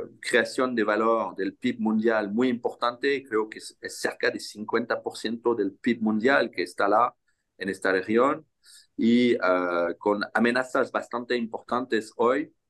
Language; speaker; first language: Spanish; non-native, fluent; French